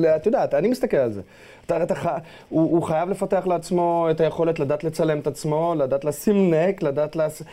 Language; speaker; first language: Hebrew; early bilingual, other home language; Russian